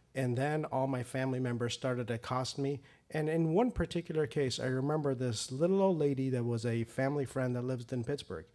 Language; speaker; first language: English; early bilingual, other home language; Persian